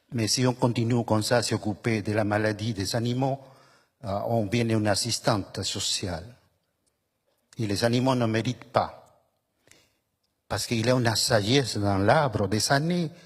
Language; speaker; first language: French; non-native, fluent; Spanish